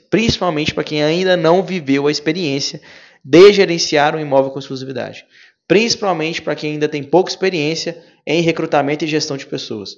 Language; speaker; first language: Portuguese; native; Portuguese